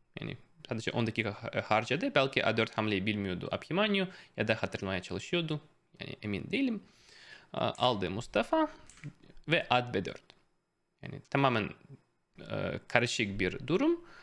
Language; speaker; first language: Turkish; non-native, fluent; Russian